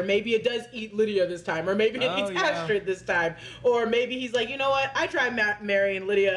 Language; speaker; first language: English; native; English